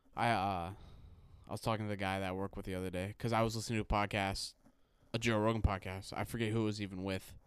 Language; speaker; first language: English; native; English